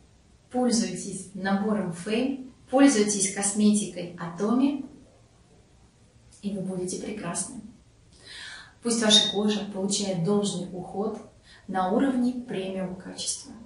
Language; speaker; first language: Russian; native; Russian